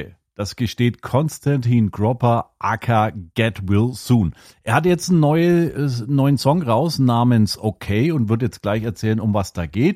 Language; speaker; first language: German; native; German